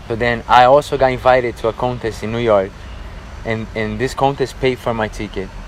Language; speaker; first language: English; non-native, fluent; Portuguese